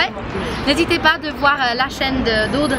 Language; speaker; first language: French; non-native, fluent; English